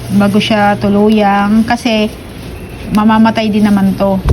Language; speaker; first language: Filipino; non-native, local second language; Bikol